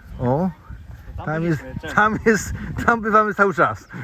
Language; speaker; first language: Polish; native; Polish